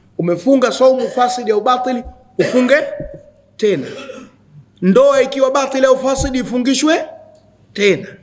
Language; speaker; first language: Swahili; native; Swahili